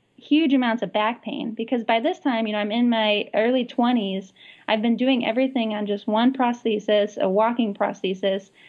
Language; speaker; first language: English; native; English